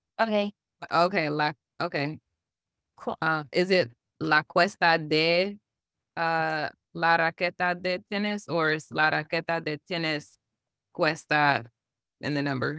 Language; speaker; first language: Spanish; non-native, learner; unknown